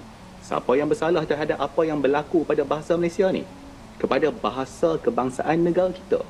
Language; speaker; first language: Malay; native; Malay